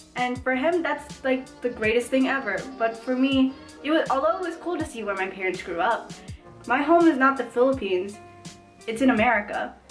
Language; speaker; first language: English; native; English